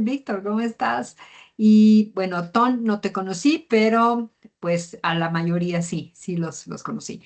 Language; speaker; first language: Spanish; native; Spanish